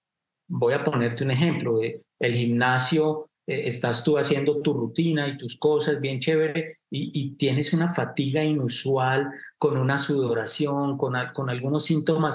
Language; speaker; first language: Spanish; native; Spanish